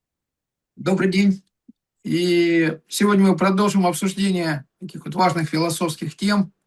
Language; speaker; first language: Russian; native; Russian